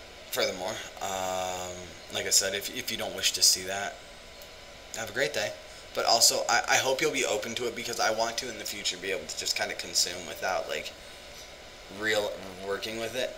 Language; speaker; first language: English; native; English